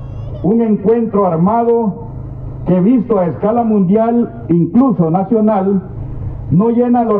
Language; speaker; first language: Spanish; native; Spanish